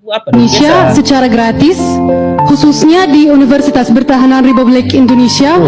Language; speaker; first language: Indonesian; non-native, fluent; Arabic